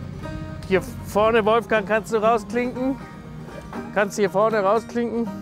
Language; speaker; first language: German; native; German